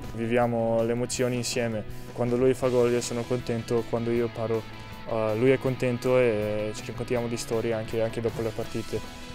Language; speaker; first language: Italian; non-native, fluent; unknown